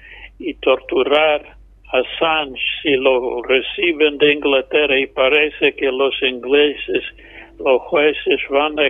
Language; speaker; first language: Spanish; non-native, fluent; English